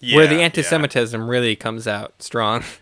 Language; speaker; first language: English; native; English